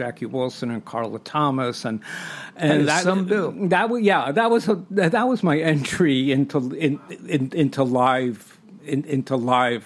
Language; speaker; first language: English; native; English